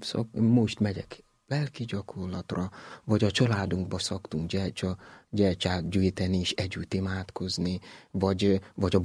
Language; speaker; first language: Hungarian; non-native, learner; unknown